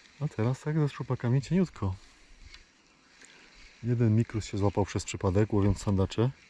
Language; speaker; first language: Polish; native; Polish